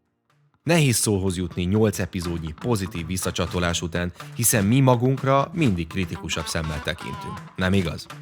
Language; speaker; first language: Hungarian; native; Hungarian